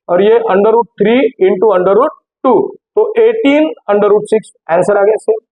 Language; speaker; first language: Hindi; non-native, local second language; Marathi